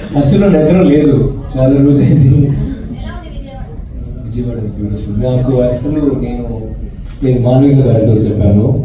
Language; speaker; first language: Telugu; non-native, learner; Tamil